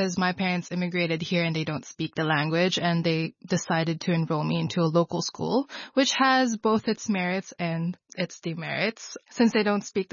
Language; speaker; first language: English; non-native, local second language; Filipino